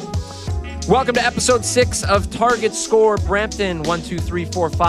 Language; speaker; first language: English; native; English